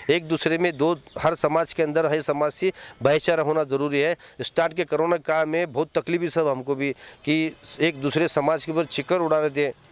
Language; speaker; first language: Hindi; non-native, local second language; Urdu